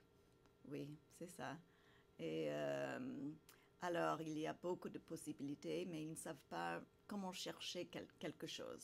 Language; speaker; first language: French; non-native, fluent; English